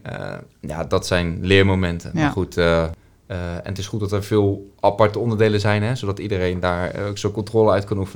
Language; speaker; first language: Dutch; native; Dutch